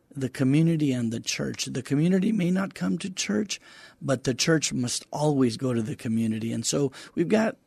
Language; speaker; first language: English; native; English